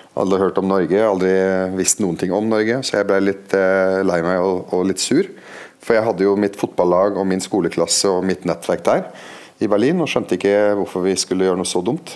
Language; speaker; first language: Norwegian; non-native, fluent; Arabic